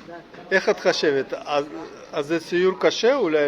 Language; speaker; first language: Hebrew; non-native, learner; Russian